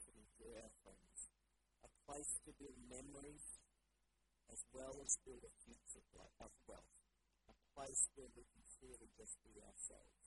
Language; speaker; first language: English; native; English